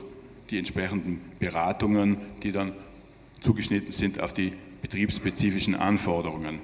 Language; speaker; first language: German; native; German